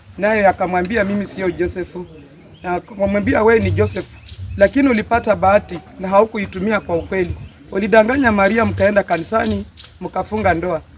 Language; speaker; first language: Swahili; non-native, local second language; Luyia